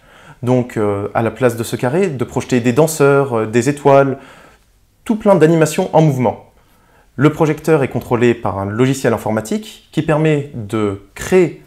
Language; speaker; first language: French; native; French